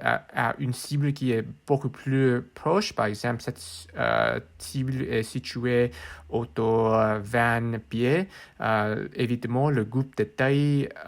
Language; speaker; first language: French; non-native, learner; English